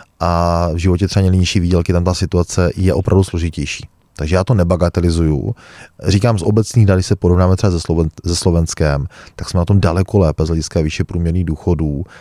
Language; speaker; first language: Czech; native; Czech